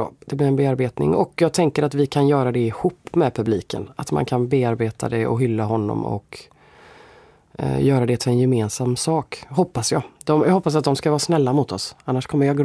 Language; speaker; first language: Swedish; native; Swedish